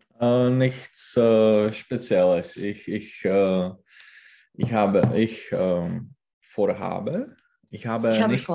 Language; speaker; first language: German; non-native, learner; Czech